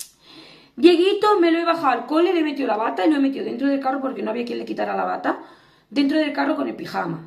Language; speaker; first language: Spanish; native; Spanish